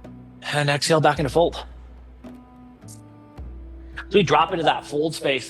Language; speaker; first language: English; native; English